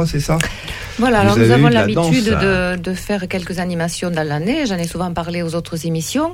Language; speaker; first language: French; native; French